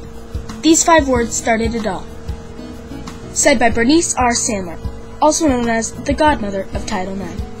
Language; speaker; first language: English; native; English